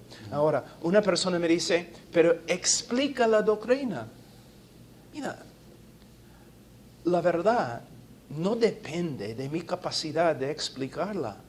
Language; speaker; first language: Spanish; non-native, fluent; English